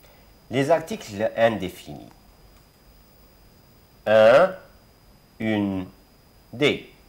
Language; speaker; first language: French; non-native, fluent; Arabic